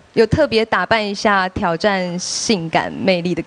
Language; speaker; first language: Chinese; native; Chinese